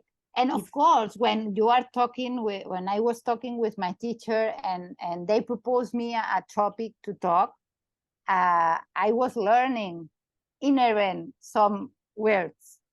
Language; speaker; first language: English; non-native, learner; Catalan